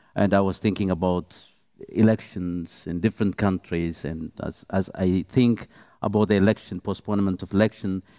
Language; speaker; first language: English; non-native, fluent; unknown